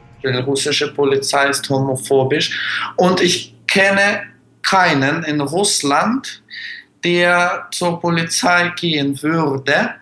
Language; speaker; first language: German; non-native, fluent; Russian